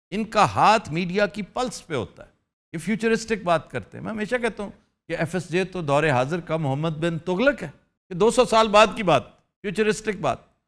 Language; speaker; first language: Urdu; native; Urdu